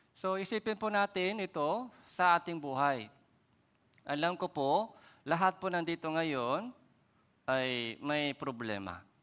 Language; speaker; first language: Filipino; non-native, fluent; Korean